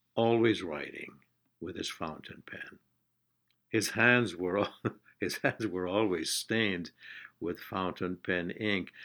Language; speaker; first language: English; non-native, fluent; Persian